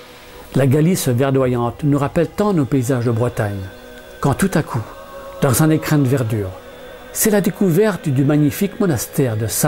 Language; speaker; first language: French; native; French